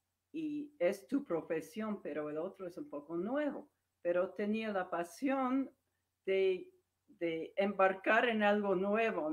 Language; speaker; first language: Spanish; non-native, fluent; English